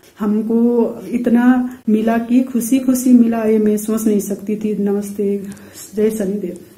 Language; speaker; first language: Hindi; non-native, local second language; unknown